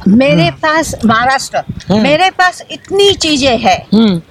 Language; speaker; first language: Hindi; non-native, local second language; Marathi